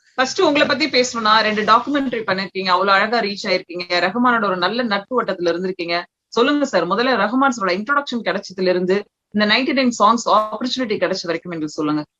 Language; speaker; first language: Tamil; native; Tamil